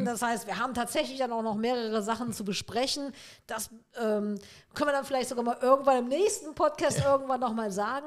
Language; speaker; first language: German; native; German